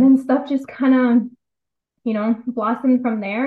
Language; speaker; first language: English; native; English